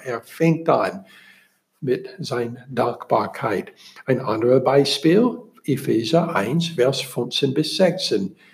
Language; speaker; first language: German; non-native, learner; English